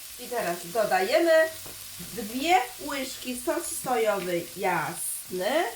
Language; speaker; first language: Polish; non-native, learner; Chinese